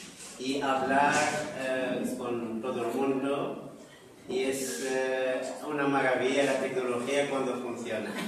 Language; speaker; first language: Spanish; non-native, fluent; Arabic